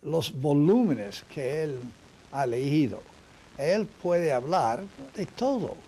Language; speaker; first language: Spanish; non-native, fluent; English